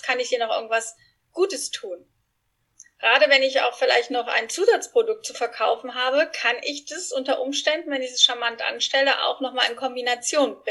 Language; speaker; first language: German; non-native, fluent; Spanish